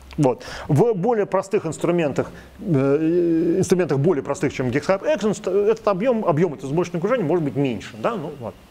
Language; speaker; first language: Russian; native; Russian